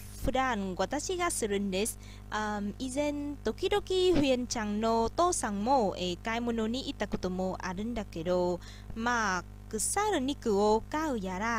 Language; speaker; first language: Japanese; non-native, learner; Vietnamese